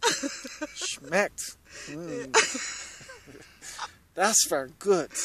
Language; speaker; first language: German; non-native, learner; English